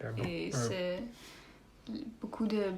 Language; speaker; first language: French; non-native, learner; Dutch